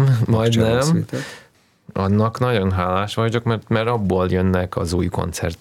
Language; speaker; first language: Hungarian; non-native, fluent; Russian